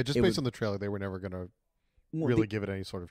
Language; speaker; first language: English; native; English